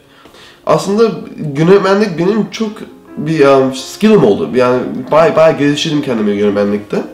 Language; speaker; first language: Turkish; early bilingual, heritage; Turkish